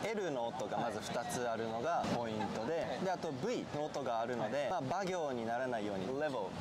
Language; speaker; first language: Japanese; native; Japanese